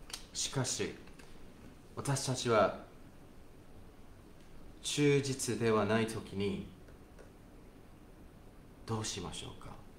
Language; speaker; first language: Japanese; non-native, fluent; English